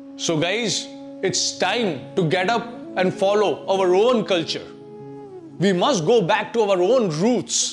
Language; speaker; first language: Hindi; native; Hindi